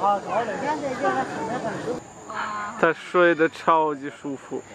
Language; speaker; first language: Chinese; non-native, fluent; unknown